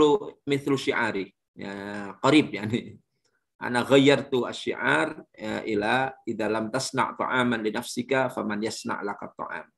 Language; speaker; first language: Arabic; non-native, fluent; Indonesian